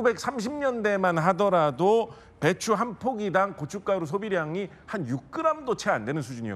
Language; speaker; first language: Korean; native; Korean